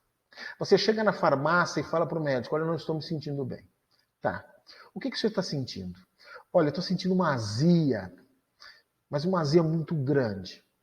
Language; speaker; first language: Portuguese; native; Portuguese